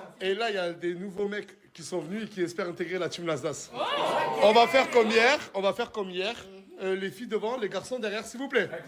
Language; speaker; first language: French; native; French